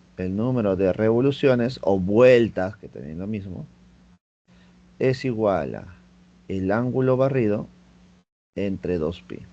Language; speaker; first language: Spanish; native; Spanish